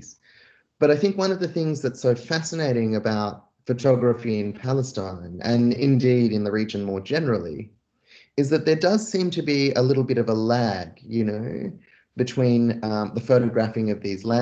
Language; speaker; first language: English; native; English